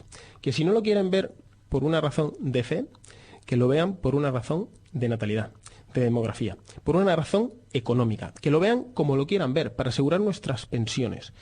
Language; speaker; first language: Spanish; native; Spanish